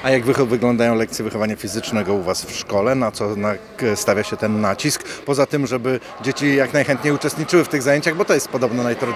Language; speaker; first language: Polish; native; Polish